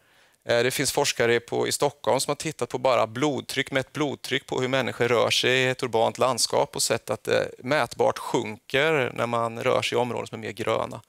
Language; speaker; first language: Swedish; native; Swedish